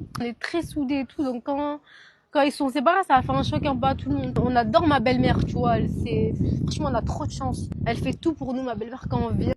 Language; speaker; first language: French; early bilingual, other home language; Arabic